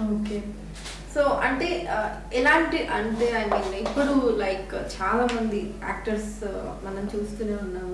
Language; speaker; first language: Telugu; native; Telugu